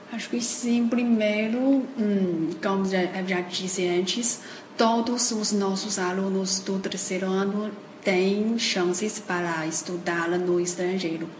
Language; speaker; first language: Portuguese; non-native, fluent; Chinese